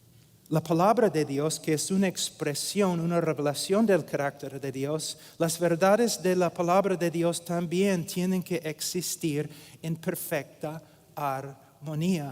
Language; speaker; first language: Spanish; non-native, fluent; English